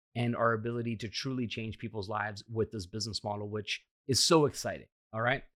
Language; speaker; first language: English; early bilingual, heritage; Hungarian